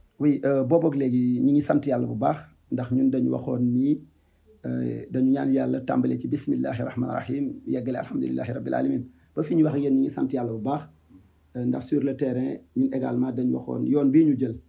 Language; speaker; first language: Wolof; native; Wolof